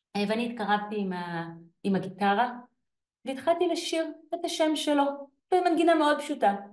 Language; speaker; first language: Hebrew; native; Hebrew